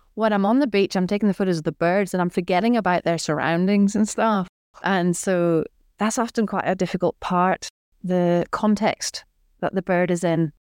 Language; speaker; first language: English; native; English